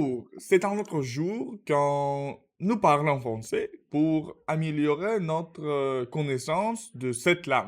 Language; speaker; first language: French; non-native, learner; Russian